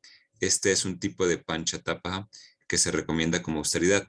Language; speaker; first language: Spanish; native; Spanish